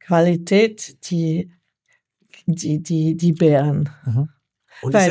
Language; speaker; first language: German; non-native, learner; French